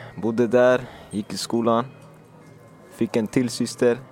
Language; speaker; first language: Swedish; early bilingual, other home language; Finnish